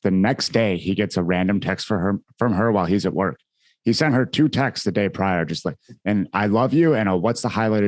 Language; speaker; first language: English; native; English